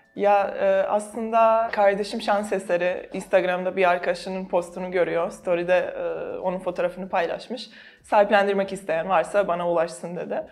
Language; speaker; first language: Turkish; non-native, fluent; Serbian